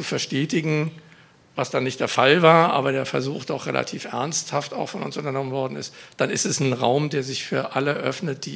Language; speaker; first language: German; native; German